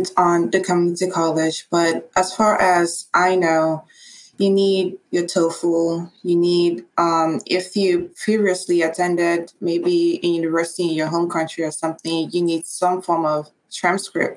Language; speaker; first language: English; non-native, local second language; Igbo